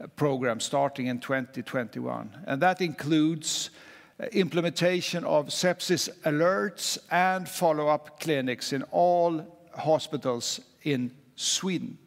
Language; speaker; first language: English; non-native, fluent; Swedish